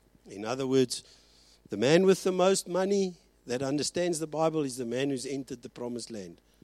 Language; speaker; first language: English; early bilingual, other home language; Afrikaans